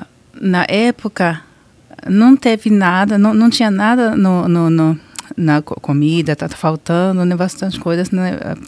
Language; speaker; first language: Portuguese; non-native, learner; Japanese